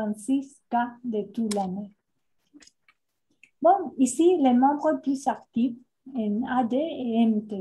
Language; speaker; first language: French; non-native, fluent; Spanish